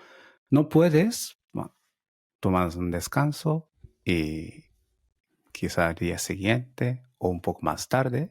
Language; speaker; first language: Spanish; non-native, learner; Japanese